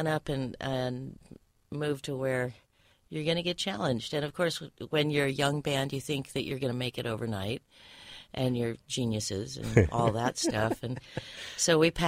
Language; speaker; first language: English; native; English